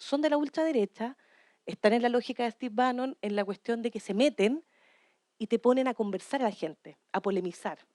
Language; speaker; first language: Spanish; native; Spanish